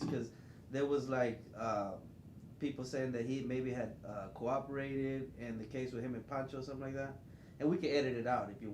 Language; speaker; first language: English; native; English